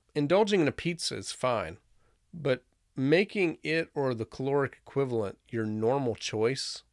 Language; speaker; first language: English; native; English